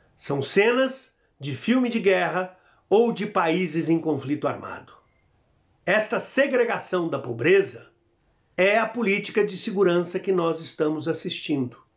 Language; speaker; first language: Portuguese; native; Portuguese